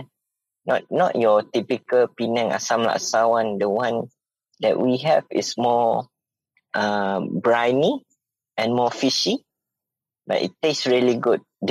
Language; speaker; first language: English; non-native, local second language; Malay